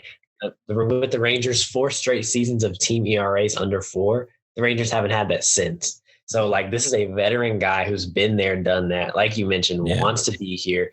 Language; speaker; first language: English; native; English